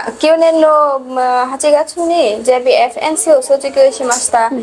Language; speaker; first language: Japanese; non-native, learner; Bangla